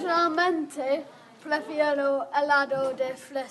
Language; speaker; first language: Spanish; non-native, learner; English